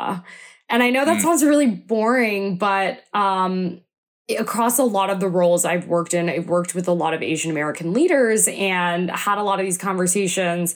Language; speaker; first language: English; native; English